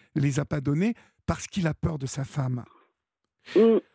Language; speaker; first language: French; native; French